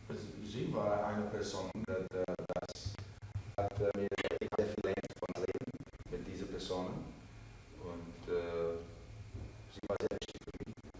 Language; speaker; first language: German; non-native, learner; English